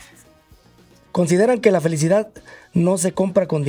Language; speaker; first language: Spanish; native; Spanish